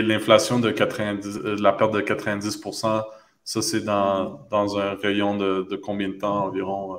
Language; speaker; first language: French; native; French